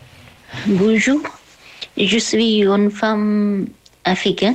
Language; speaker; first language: French; non-native, learner; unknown